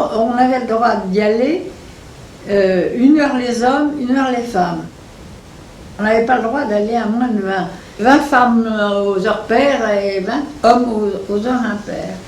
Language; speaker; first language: French; native; French